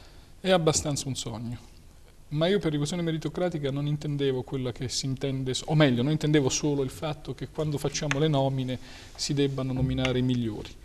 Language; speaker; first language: Italian; native; Italian